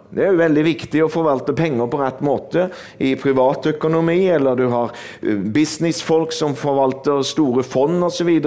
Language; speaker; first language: Norwegian; native; Norwegian